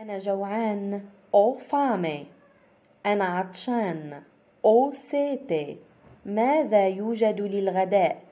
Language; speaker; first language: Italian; non-native, fluent; Arabic